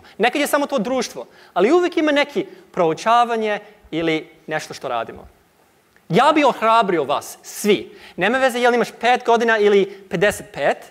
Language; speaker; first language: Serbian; non-native, learner; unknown